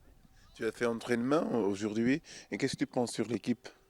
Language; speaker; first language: French; non-native, learner; Portuguese